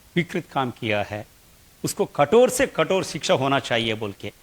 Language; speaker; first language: Hindi; non-native, local second language; Kannada